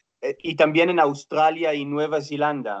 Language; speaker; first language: Spanish; non-native, fluent; Hebrew